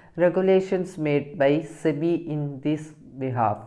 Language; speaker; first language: English; non-native, local second language; Malayalam